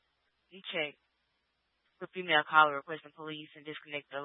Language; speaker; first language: English; native; English